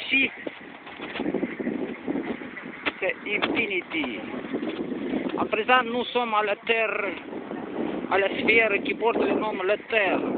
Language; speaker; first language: French; non-native, learner; Romanian